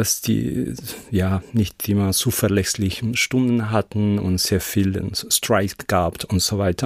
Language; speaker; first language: German; non-native, fluent; Spanish